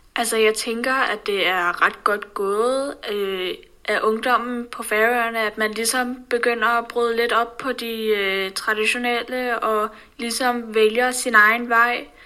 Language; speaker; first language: Danish; native; Danish